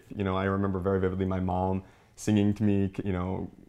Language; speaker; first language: English; native; English